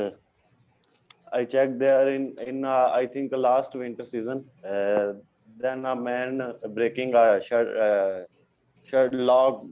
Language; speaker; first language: English; non-native, learner; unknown